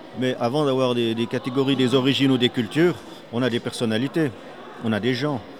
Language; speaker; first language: French; native; French